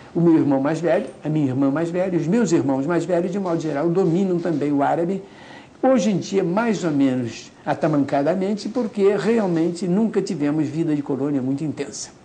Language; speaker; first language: Portuguese; native; Portuguese